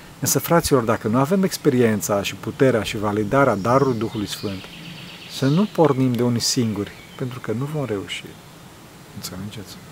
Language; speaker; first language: Romanian; early bilingual, heritage; Romanian